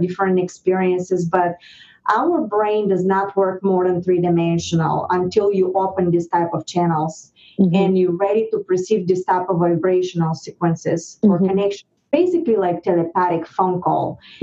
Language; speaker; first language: English; non-native, fluent; Bulgarian